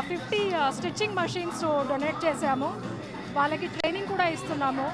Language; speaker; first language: Telugu; non-native, local second language; Hindi